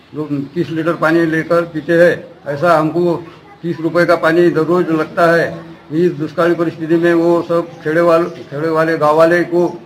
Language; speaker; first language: Hindi; non-native, local second language; Marathi